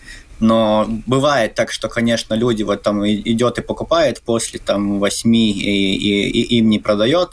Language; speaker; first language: Russian; non-native, local second language; Latvian